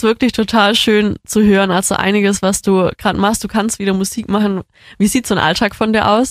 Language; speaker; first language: German; native; German